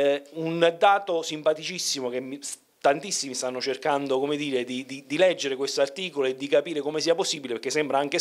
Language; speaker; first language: Italian; native; Italian